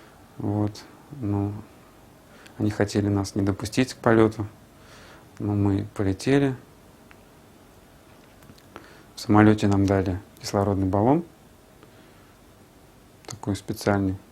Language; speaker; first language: Russian; native; Russian